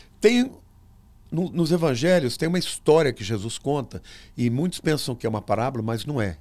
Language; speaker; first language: Portuguese; native; Portuguese